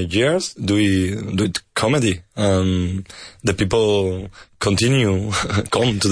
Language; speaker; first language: English; non-native, learner; Spanish